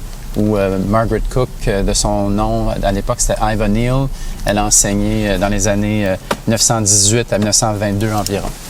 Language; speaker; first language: French; native; French